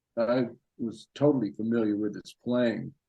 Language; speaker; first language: English; native; English